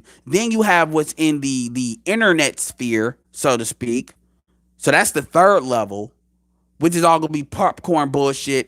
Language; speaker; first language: English; native; English